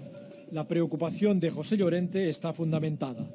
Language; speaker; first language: Spanish; native; Spanish